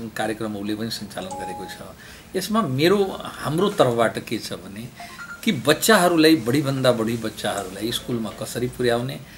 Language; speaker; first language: Nepali; non-native, local second language; Bhojpuri